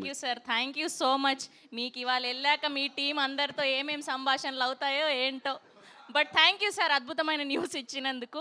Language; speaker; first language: Telugu; native; Telugu